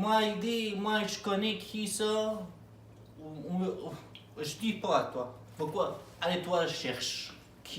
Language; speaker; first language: French; non-native, learner; Arabic